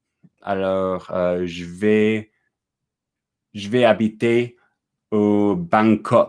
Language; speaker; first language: French; non-native, learner; English